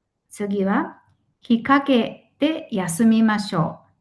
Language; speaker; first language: Japanese; non-native, fluent; Mongolian